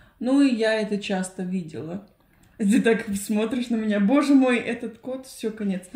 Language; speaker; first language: Russian; non-native, fluent; Spanish